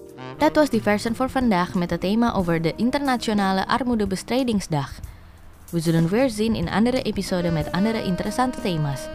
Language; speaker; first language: Dutch; non-native, fluent; Indonesian